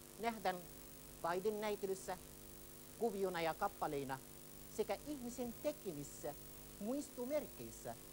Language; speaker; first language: Finnish; non-native, fluent; Arabic